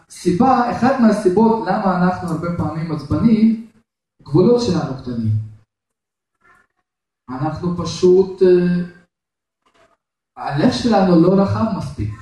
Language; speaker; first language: Hebrew; non-native, fluent; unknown